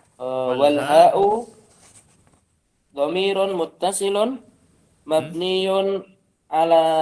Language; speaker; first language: Arabic; non-native, learner; Indonesian